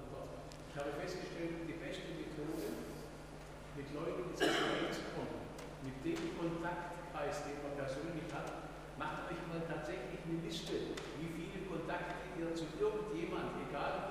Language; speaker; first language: German; native; German